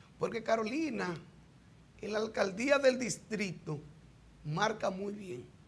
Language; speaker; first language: Spanish; native; Spanish